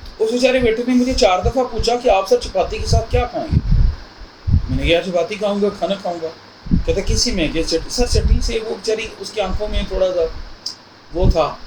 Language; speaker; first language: Urdu; non-native, local second language; Punjabi